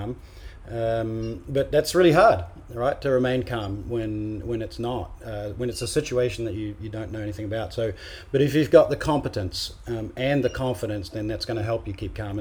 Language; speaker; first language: English; native; English